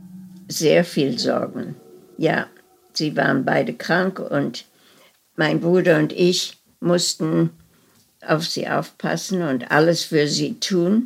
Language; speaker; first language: German; early bilingual, heritage; German